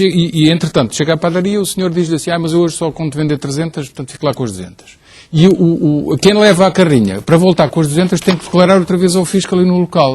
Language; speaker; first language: Portuguese; native; Portuguese